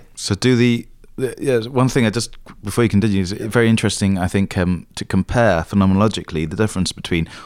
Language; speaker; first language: English; native; English